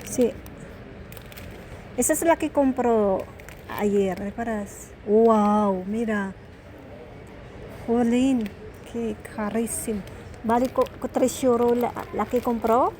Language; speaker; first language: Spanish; non-native, learner; Filipino